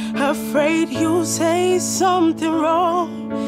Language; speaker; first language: English; native; English